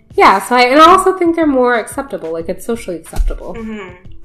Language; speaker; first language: English; early bilingual, other home language; Urdu